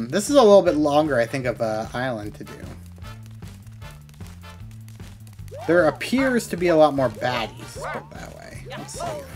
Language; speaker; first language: English; native; English